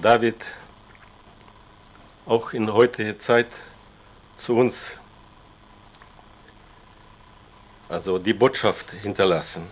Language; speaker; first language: German; non-native, fluent; Russian